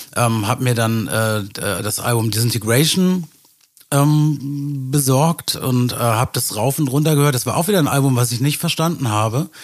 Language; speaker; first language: German; native; German